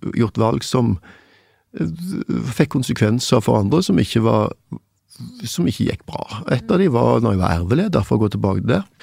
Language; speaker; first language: Norwegian; native; Norwegian